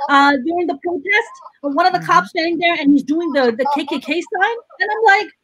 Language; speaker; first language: English; non-native, local second language; Urdu